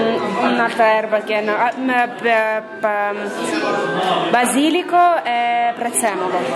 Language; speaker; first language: Italian; non-native, learner; Armenian